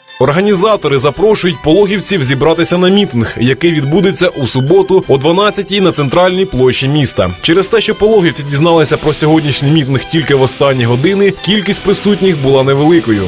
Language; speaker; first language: Ukrainian; native; Ukrainian